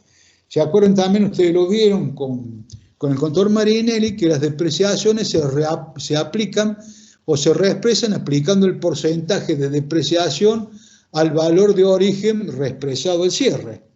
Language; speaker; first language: Spanish; native; Spanish